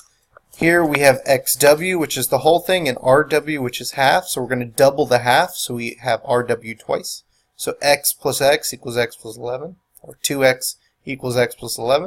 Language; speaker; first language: English; native; English